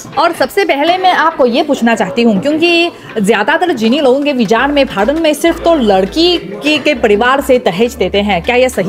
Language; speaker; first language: Hindi; non-native, fluent; Chinese